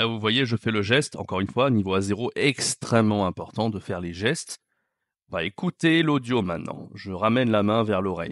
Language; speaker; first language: French; native; French